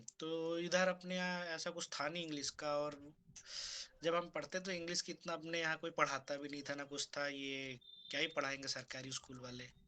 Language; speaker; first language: Hindi; native; Hindi